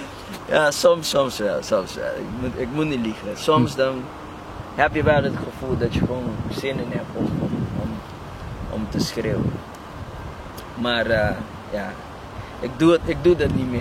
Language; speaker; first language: Dutch; non-native, local second language; Papiamento